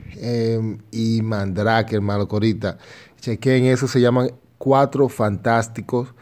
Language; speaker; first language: Spanish; early bilingual, heritage; Spanish